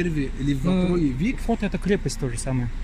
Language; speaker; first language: Russian; native; Russian